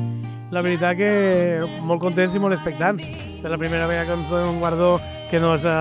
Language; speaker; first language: Catalan; native; Catalan